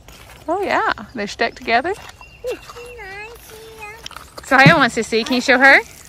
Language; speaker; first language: English; native; English